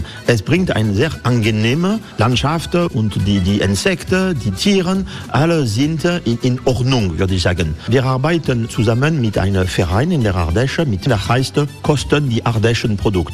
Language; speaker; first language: German; non-native, learner; French